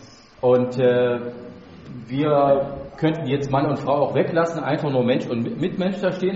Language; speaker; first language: German; native; German